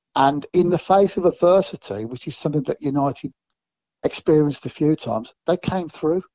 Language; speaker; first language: English; native; English